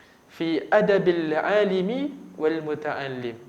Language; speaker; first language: Arabic; non-native, fluent; Malay